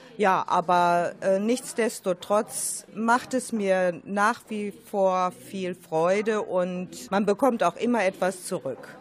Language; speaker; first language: German; native; German